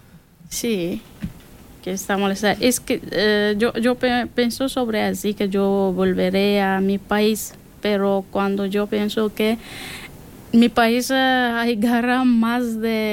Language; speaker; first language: Spanish; non-native, learner; Persian